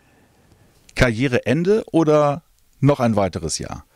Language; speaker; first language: German; native; German